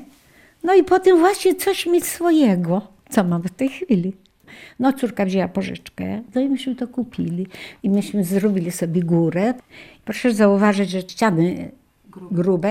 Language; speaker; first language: Polish; native; Polish